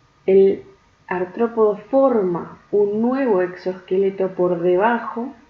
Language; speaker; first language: Spanish; native; Spanish